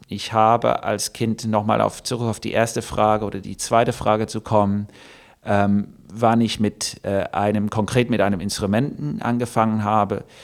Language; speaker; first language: German; non-native, fluent; English